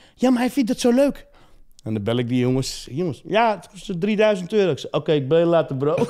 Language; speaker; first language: Dutch; early bilingual, other home language; Riffian